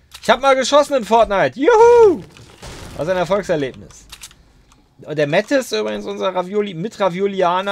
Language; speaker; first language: German; native; German